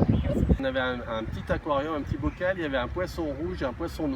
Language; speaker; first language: French; native; French